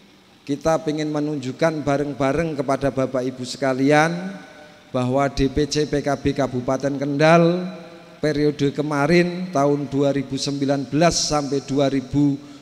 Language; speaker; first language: Indonesian; native; Indonesian